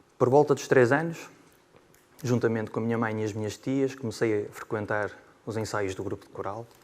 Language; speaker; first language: Portuguese; native; Portuguese